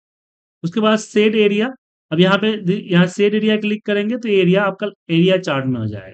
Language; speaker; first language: Hindi; native; Hindi